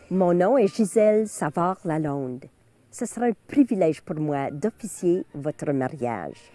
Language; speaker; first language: French; early bilingual, heritage; French